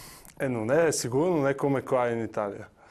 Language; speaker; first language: Italian; non-native, learner; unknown